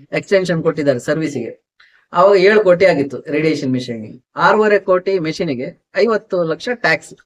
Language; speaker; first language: Kannada; native; Kannada